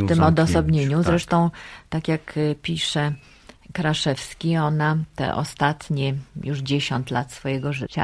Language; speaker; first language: Polish; native; Polish